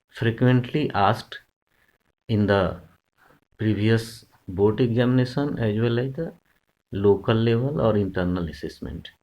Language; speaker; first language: English; non-native, local second language; Hindi